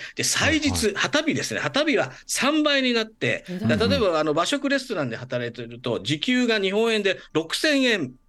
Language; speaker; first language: Japanese; native; Japanese